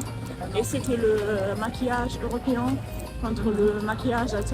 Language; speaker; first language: French; non-native, fluent; German